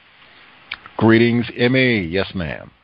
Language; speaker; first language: English; native; English